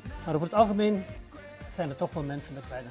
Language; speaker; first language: Dutch; native; Dutch